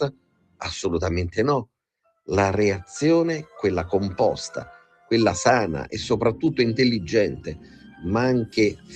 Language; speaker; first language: Italian; native; Italian